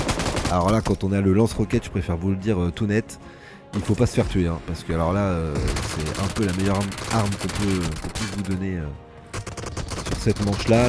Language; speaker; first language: French; native; French